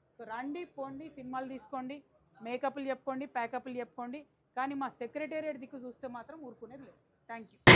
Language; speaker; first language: Telugu; native; Telugu